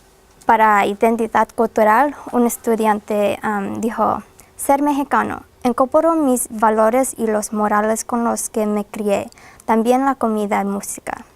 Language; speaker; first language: Spanish; non-native, fluent; English